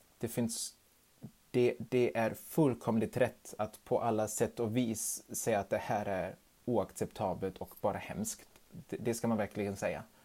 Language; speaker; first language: Swedish; non-native, fluent; German